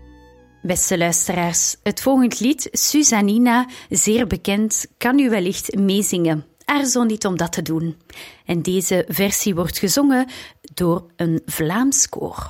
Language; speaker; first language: Dutch; native; Dutch